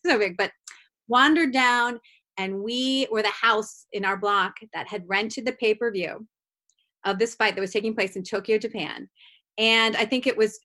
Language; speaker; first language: English; native; English